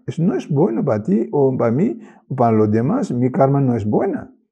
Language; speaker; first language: Spanish; non-native, learner; Tibetan